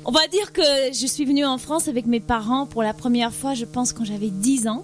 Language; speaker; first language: French; non-native, fluent; English